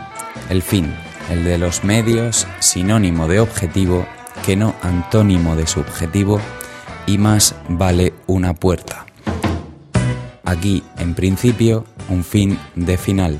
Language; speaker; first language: Spanish; native; Spanish